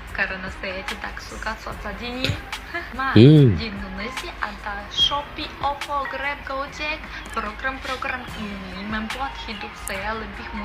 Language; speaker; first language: Indonesian; non-native, fluent; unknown